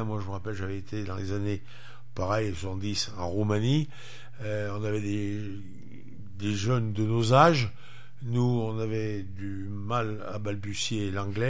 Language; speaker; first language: French; native; French